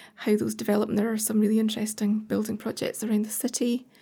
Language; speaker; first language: English; native; English